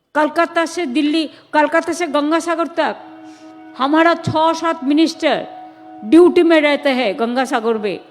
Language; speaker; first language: Hindi; non-native, local second language; Bangla